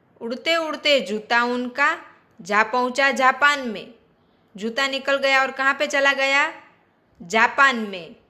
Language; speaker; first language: Hindi; non-native, local second language; Gujarati